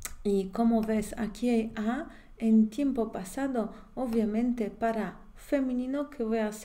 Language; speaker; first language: Spanish; non-native, fluent; Polish